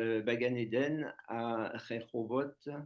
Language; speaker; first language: Hebrew; non-native, learner; French